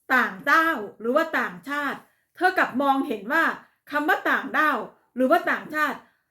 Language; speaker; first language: Thai; native; Thai